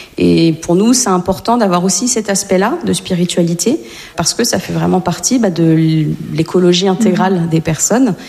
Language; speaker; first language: French; native; French